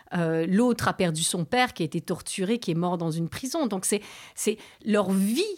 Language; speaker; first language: French; native; French